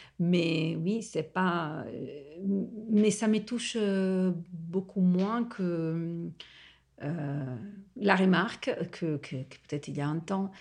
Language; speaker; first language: French; non-native, fluent; Italian